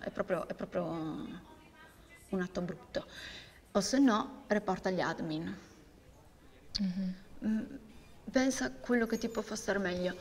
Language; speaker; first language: Italian; native; Italian